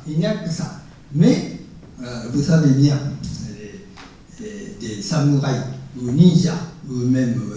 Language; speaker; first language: French; non-native, fluent; Japanese